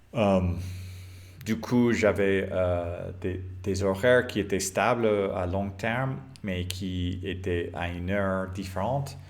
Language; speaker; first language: French; non-native, fluent; English